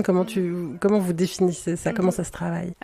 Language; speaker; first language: French; native; French